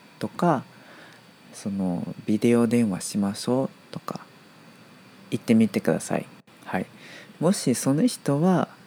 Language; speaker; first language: Japanese; non-native, fluent; Chinese